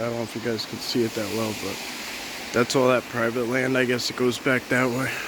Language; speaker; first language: English; native; English